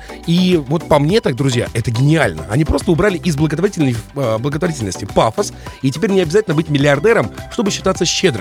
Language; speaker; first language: Russian; native; Russian